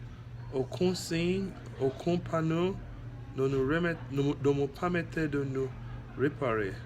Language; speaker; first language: French; non-native, learner; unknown